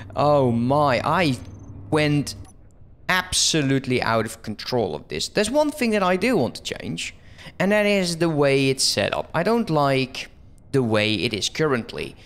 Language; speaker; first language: English; non-native, fluent; Dutch